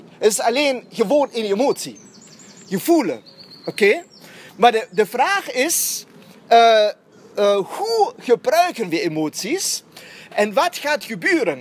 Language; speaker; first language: Dutch; non-native, fluent; German